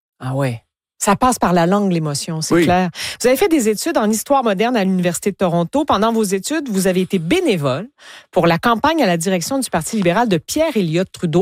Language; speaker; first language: French; native; French